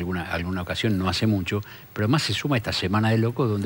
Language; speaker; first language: Spanish; native; Spanish